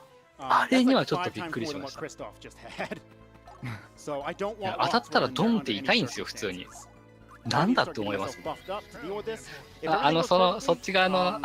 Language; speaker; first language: Japanese; native; Japanese